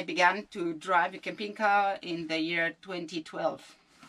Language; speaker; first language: English; non-native, learner; French